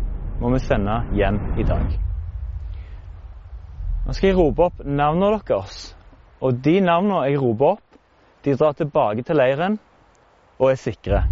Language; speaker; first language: Norwegian; native; Norwegian